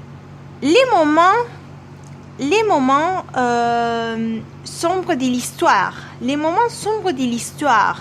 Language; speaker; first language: French; non-native, learner; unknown